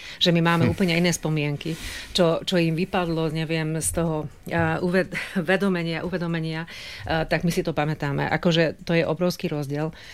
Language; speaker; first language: Slovak; non-native, local second language; Hungarian